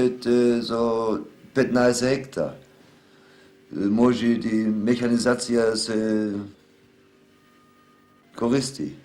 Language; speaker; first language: Macedonian; non-native, learner; German